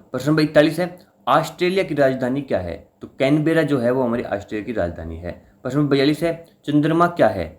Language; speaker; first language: Hindi; native; Hindi